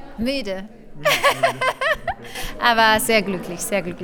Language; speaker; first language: German; non-native, fluent; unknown